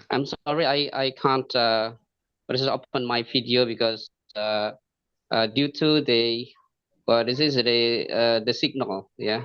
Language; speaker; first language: English; non-native, learner; Indonesian